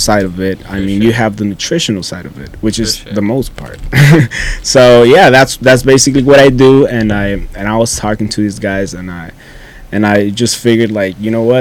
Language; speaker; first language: English; non-native, fluent; Spanish